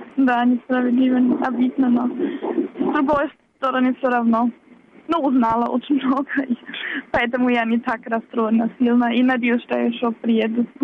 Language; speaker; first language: Russian; non-native, fluent; German